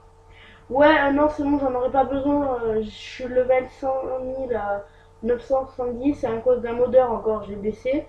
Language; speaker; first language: French; native; French